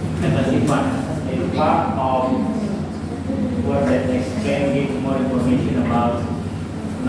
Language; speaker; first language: English; non-native, fluent; Indonesian